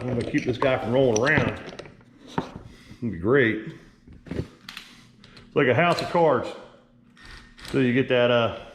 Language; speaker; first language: English; native; English